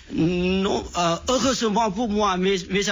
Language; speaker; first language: French; non-native, fluent; Vietnamese